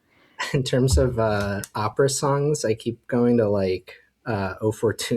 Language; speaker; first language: English; native; English